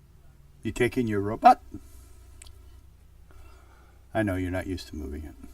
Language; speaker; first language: English; native; English